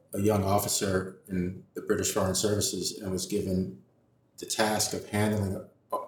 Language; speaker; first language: English; native; English